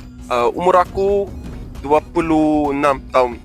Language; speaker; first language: Indonesian; non-native, learner; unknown